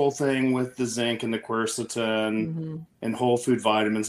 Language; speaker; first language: English; native; English